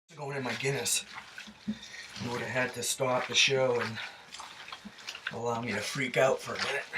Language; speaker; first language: English; native; English